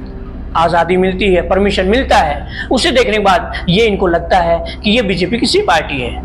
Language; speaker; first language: Hindi; native; Hindi